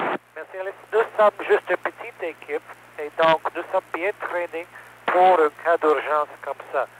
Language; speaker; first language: French; non-native, learner; English